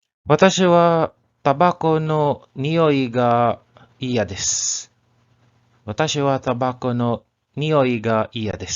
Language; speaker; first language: Japanese; non-native, learner; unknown